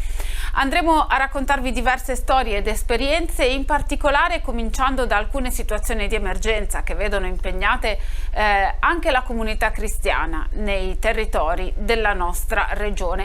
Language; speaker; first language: Italian; native; Italian